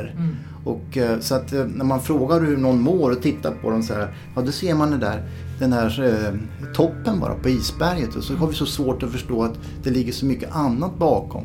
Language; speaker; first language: Swedish; native; Swedish